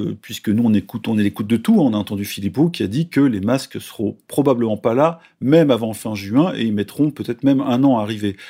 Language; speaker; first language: French; native; French